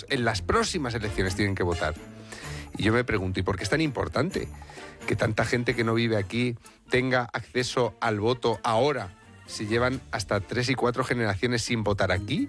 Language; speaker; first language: Spanish; native; Spanish